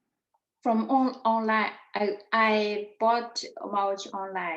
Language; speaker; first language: English; non-native, learner; Chinese